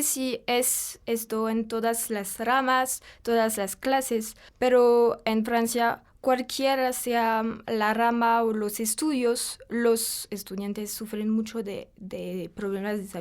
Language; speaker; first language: Spanish; non-native, fluent; French